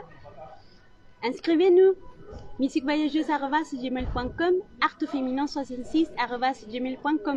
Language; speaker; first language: French; non-native, local second language; Spanish